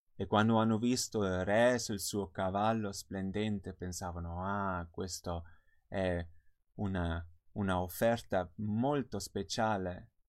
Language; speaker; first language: Italian; non-native, fluent; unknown